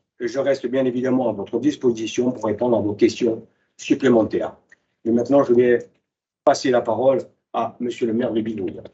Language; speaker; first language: French; native; French